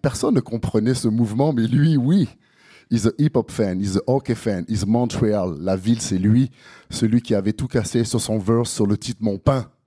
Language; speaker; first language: French; native; French